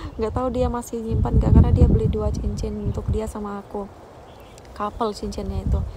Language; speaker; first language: Indonesian; native; Indonesian